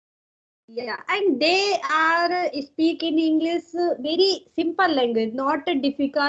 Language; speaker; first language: English; non-native, learner; Hindi